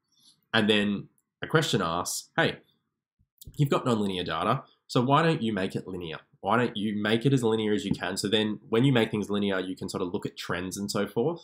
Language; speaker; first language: English; native; English